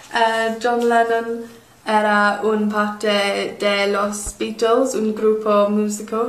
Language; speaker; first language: Spanish; non-native, learner; English